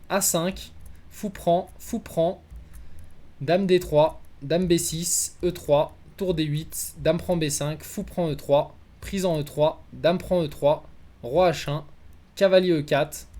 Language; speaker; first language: French; native; French